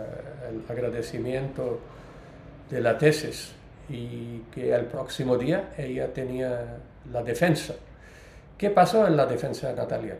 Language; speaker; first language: Spanish; non-native, learner; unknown